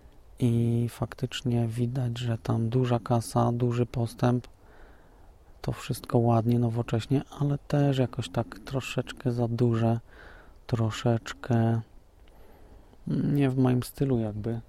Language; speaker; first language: Polish; native; Polish